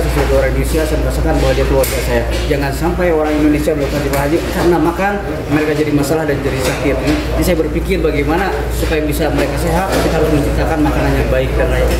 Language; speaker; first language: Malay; non-native, local second language; Sundanese